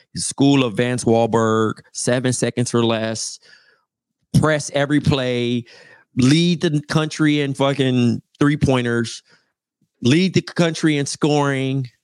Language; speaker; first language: English; native; English